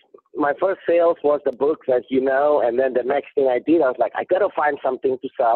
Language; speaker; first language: English; non-native, fluent; Indonesian